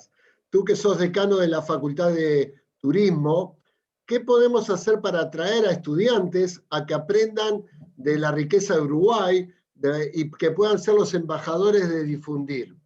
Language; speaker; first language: Spanish; native; Spanish